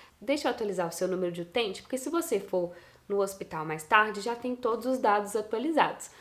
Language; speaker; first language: Portuguese; native; Portuguese